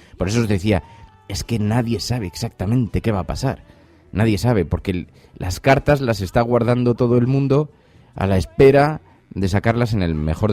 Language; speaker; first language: Spanish; native; Spanish